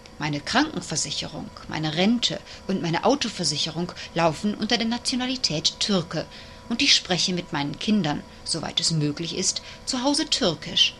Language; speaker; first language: German; native; German